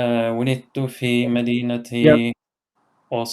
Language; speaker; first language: Arabic; non-native, learner; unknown